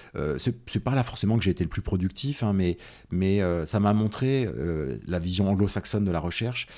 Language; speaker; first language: French; native; French